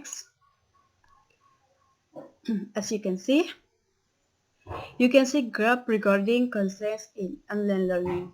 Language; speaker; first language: English; non-native, learner; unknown